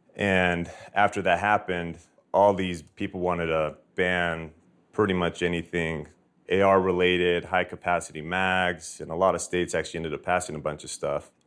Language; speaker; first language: English; native; English